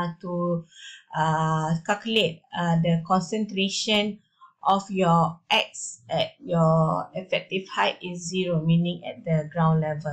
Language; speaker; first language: English; non-native, local second language; Malay